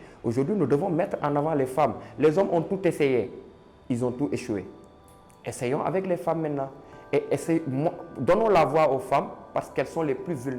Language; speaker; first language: French; non-native, local second language; Wolof